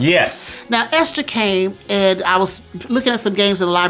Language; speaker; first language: English; native; English